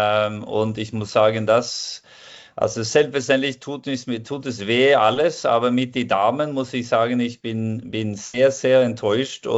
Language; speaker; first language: German; non-native, fluent; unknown